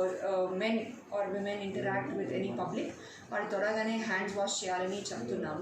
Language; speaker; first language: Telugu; native; Telugu